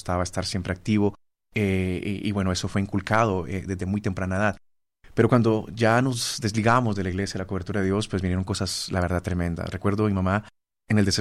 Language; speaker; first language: Spanish; native; Spanish